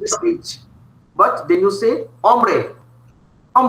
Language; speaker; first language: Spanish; non-native, fluent; Bangla